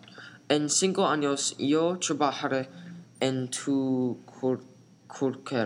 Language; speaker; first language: Spanish; non-native, learner; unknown